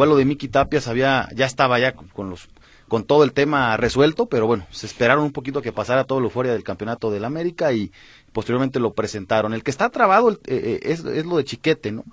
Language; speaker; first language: Spanish; native; Spanish